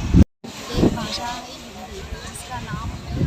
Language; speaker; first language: Hindi; non-native, fluent; Telugu